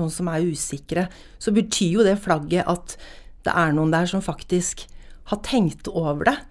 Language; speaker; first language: Norwegian; native; Norwegian